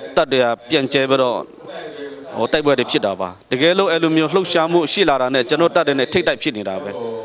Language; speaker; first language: Burmese; non-native, local second language; Shwe Palaung